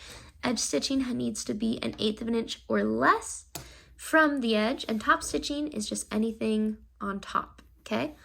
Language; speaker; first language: English; native; English